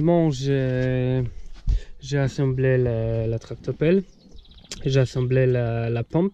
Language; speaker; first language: French; non-native, fluent; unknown